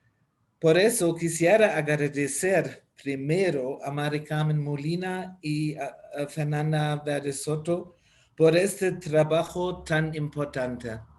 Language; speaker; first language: Spanish; non-native, fluent; German